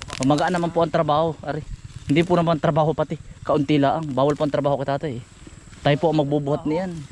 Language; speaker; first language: Filipino; native; Filipino